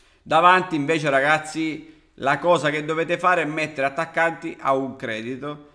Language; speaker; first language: Italian; native; Italian